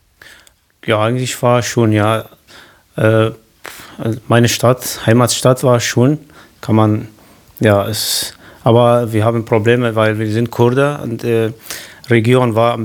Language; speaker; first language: German; non-native, learner; Kurdish